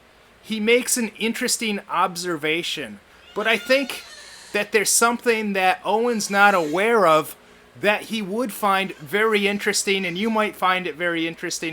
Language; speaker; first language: English; native; English